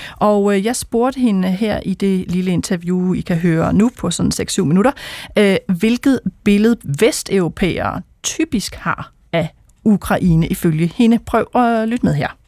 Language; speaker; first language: Danish; native; Danish